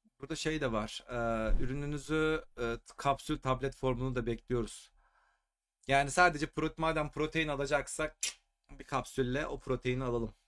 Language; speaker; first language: Turkish; native; Turkish